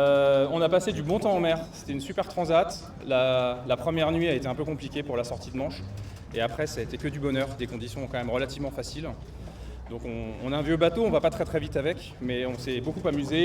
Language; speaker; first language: French; native; French